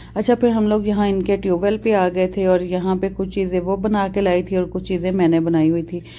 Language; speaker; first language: Urdu; non-native, local second language; Punjabi